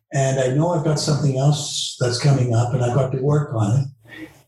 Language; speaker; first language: English; early bilingual, other home language; Dutch